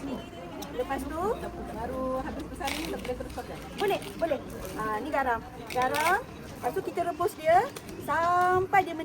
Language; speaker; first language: Malay; native; Malay